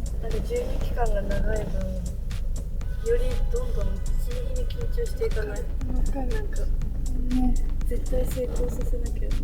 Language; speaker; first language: Japanese; native; Japanese